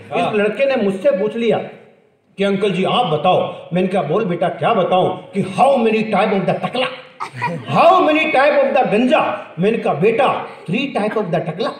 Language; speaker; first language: Hindi; native; Hindi